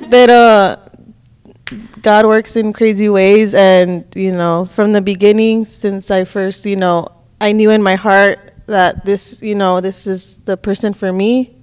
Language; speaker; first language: English; early bilingual, other home language; Spanish